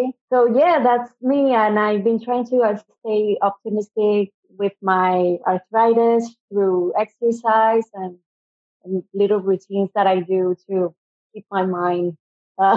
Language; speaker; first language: English; non-native, fluent; Spanish